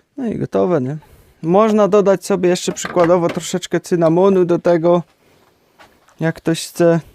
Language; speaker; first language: Polish; native; Polish